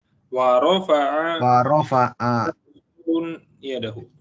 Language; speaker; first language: Arabic; non-native, learner; Indonesian